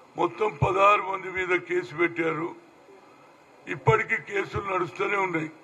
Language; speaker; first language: Telugu; native; Telugu